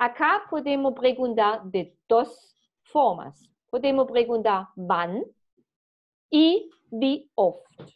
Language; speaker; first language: Spanish; non-native, fluent; German